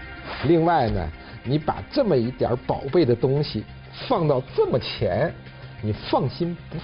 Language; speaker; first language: Chinese; native; Chinese